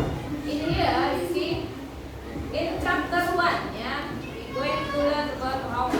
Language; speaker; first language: English; non-native, learner; Indonesian